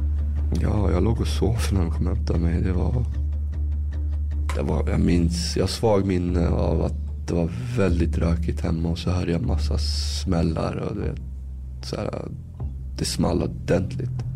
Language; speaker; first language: Swedish; early bilingual, other home language; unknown